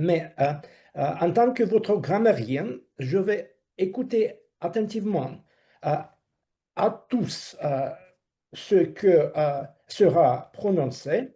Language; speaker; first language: French; non-native, fluent; Russian